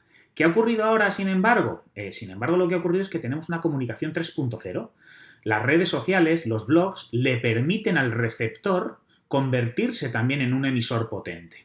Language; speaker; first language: Spanish; native; Spanish